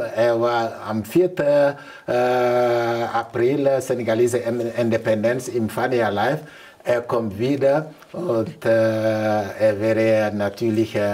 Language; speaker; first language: German; non-native, learner; Mandingo